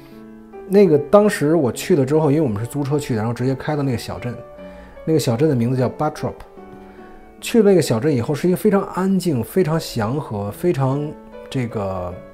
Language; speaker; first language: Chinese; native; Chinese